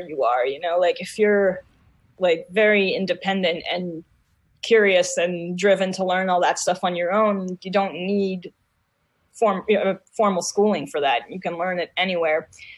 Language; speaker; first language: English; non-native, fluent; Hebrew